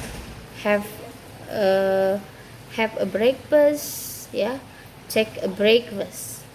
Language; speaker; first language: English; non-native, fluent; Indonesian